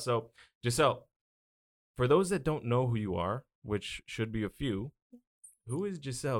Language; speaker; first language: English; early bilingual, other home language; Spanish